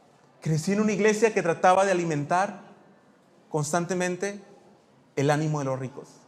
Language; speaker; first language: Spanish; native; Spanish